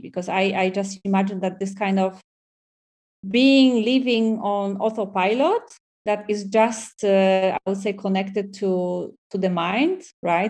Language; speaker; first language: English; non-native, fluent; Polish